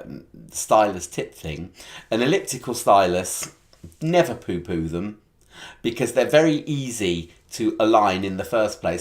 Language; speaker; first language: English; native; English